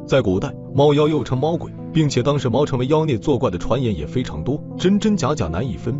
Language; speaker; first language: Chinese; native; Chinese